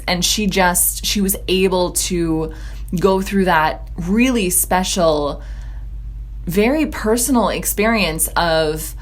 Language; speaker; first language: English; native; English